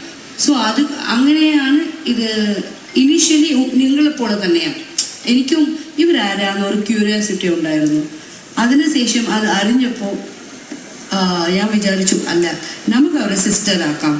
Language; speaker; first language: Malayalam; non-native, local second language; Tamil